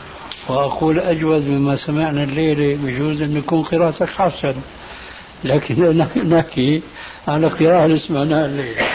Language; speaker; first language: Arabic; native; Arabic